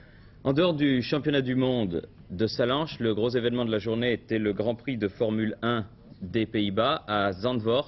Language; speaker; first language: French; native; French